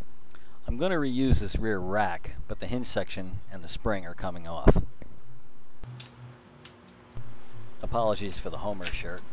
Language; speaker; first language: English; native; English